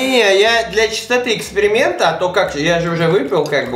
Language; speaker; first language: Russian; native; Russian